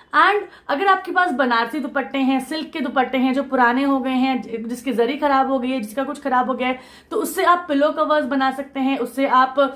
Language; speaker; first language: Hindi; non-native, local second language; Marathi